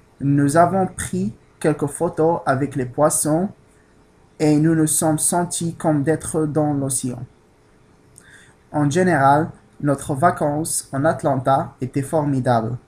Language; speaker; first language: French; non-native, learner; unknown